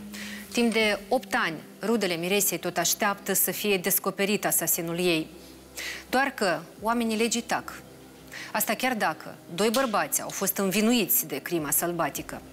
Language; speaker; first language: Romanian; native; Romanian